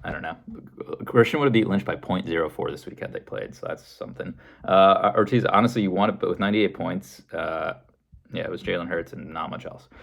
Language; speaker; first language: English; native; English